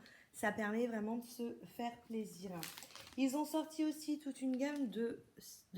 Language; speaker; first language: French; native; French